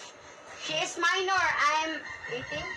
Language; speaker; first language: English; non-native, learner; Cebuano